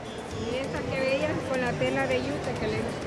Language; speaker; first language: Spanish; native; Spanish